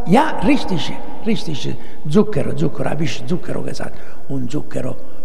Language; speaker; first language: German; non-native, learner; Italian